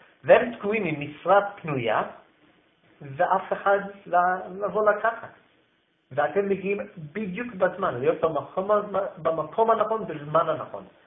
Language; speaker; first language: Hebrew; non-native, fluent; English